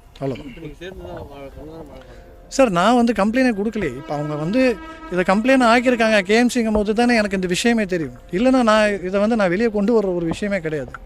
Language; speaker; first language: Tamil; native; Tamil